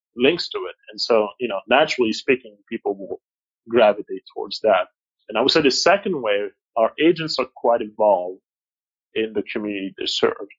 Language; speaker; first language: English; non-native, fluent; French